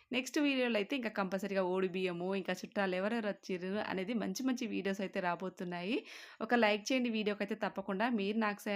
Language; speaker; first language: Telugu; non-native, local second language; Lambadi